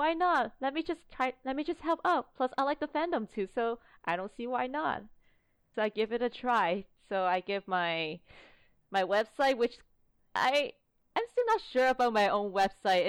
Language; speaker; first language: English; non-native, local second language; Cantonese